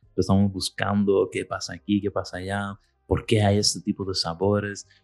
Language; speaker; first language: Spanish; non-native, fluent; Dutch